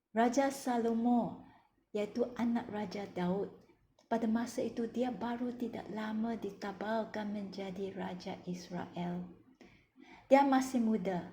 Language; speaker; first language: Malay; non-native, local second language; Chinese